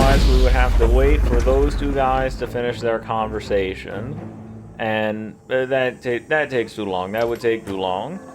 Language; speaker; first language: English; native; English